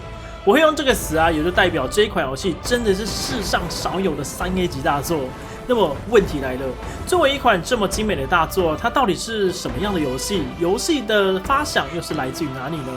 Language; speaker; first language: Chinese; native; Chinese